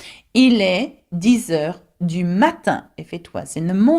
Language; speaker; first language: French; non-native, learner; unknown